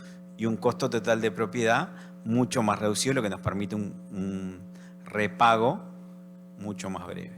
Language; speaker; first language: Spanish; native; Spanish